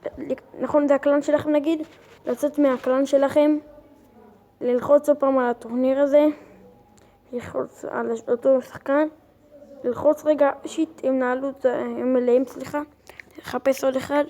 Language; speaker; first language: Hebrew; native; Hebrew